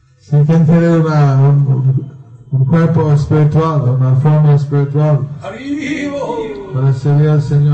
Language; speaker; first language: Spanish; non-native, learner; Bangla